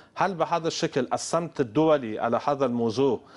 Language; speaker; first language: Arabic; non-native, fluent; Persian